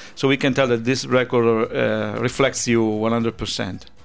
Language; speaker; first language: English; non-native, fluent; Italian